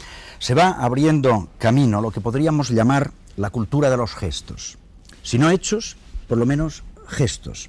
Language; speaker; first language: Spanish; native; Spanish